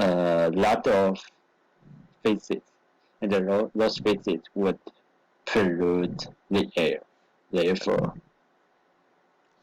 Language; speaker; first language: English; non-native, learner; Chinese